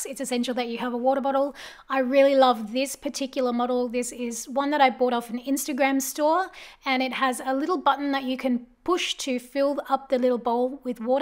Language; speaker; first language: English; native; English